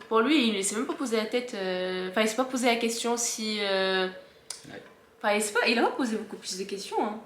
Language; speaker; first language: French; early bilingual, other home language; Arabic